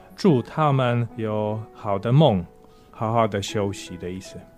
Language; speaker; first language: Chinese; non-native, fluent; Polish